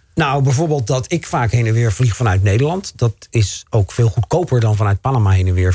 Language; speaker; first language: Dutch; native; Dutch